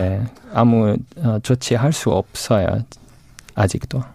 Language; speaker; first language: Korean; non-native, fluent; English